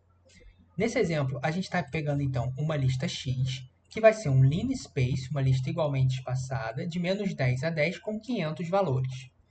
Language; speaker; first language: Portuguese; native; Portuguese